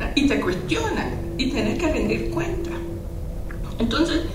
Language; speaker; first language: Spanish; non-native, local second language; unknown